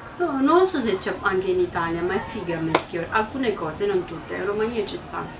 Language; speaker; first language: Italian; non-native, fluent; Romanian